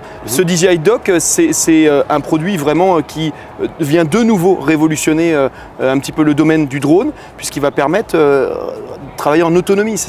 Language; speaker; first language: French; native; French